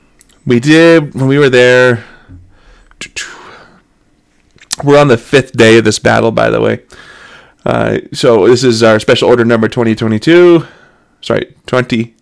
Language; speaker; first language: English; native; English